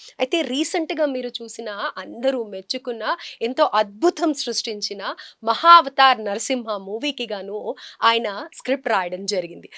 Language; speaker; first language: Telugu; native; Telugu